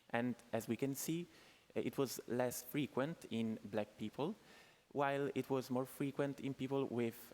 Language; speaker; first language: English; non-native, fluent; Italian